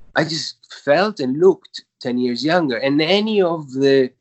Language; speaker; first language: English; non-native, fluent; Spanish